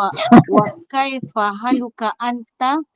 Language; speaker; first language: Arabic; non-native, learner; Malay